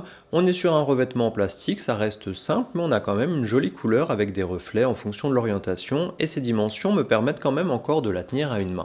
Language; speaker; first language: French; native; French